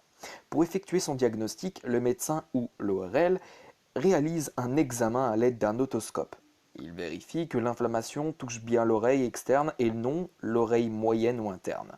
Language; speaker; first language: French; native; French